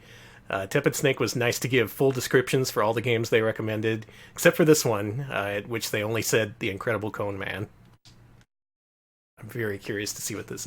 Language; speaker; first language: English; native; English